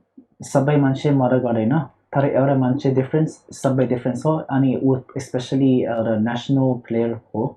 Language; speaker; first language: Nepali; early bilingual, heritage; Nepali